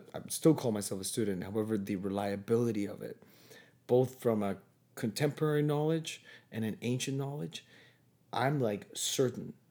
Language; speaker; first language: English; non-native, fluent; Spanish